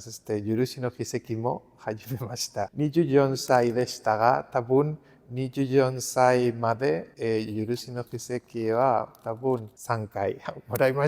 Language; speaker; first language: Japanese; non-native, learner; Spanish